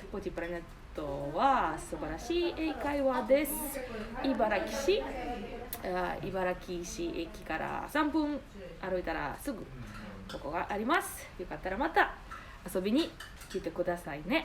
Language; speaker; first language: Japanese; non-native, learner; Russian